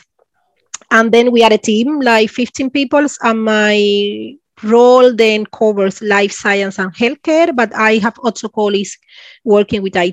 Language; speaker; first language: English; non-native, fluent; Spanish